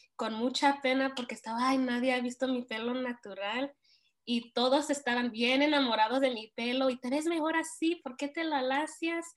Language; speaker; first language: Spanish; early bilingual, heritage; Spanish